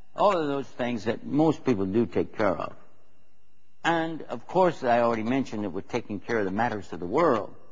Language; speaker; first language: English; native; English